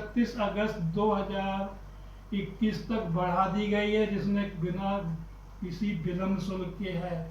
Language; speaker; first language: Hindi; native; Hindi